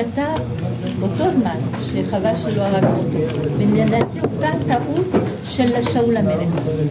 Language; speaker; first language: Hebrew; non-native, fluent; French